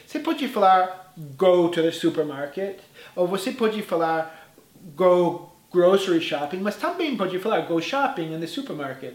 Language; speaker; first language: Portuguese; non-native, fluent; English